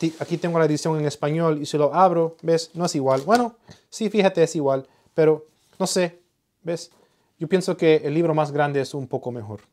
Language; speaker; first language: Spanish; early bilingual, heritage; Spanish